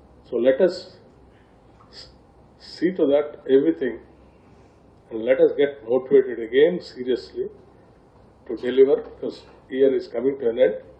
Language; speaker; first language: English; non-native, local second language; Telugu